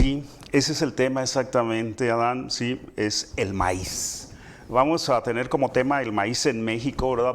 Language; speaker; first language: Spanish; native; Spanish